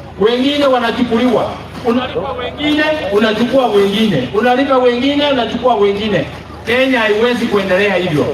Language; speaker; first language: Swahili; non-native, local second language; Gusii